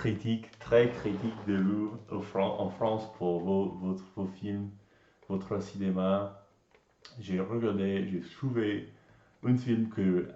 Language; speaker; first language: French; non-native, learner; English